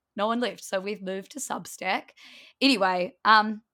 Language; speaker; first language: English; native; English